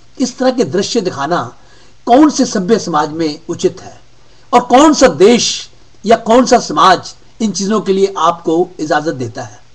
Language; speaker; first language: Hindi; native; Hindi